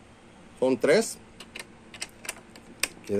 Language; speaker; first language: Spanish; native; Spanish